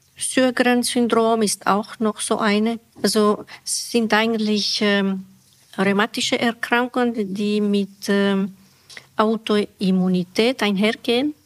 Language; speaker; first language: German; non-native, fluent; Romanian